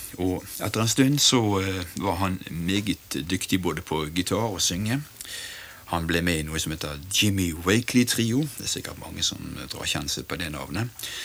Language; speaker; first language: Norwegian; native; Norwegian